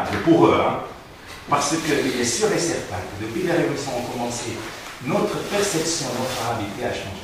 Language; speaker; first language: French; non-native, fluent; Arabic